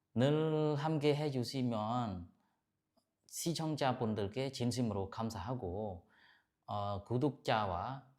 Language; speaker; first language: Korean; non-native, fluent; Khmer